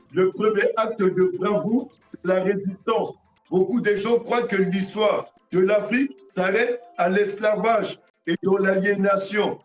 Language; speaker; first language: French; non-native, local second language; Sango